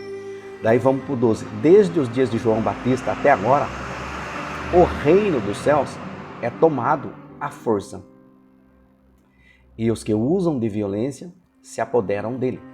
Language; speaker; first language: Portuguese; native; Portuguese